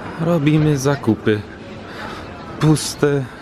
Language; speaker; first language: Polish; non-native, learner; English